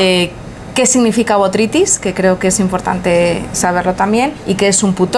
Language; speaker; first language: Spanish; native; Spanish